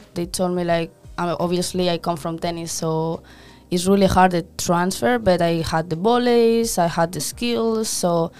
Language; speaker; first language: English; non-native, fluent; Spanish